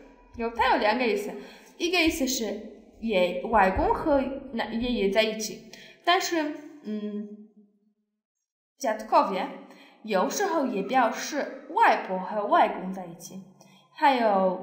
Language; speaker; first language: Chinese; non-native, fluent; Polish